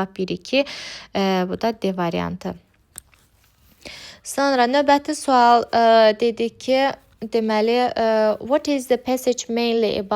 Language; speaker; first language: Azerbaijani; native; Azerbaijani